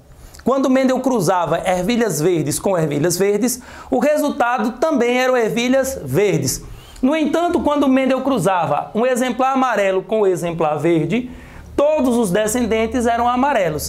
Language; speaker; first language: Portuguese; native; Portuguese